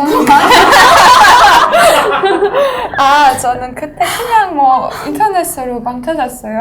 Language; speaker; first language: Korean; non-native, fluent; French